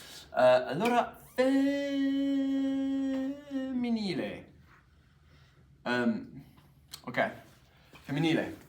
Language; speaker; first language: Italian; non-native, fluent; English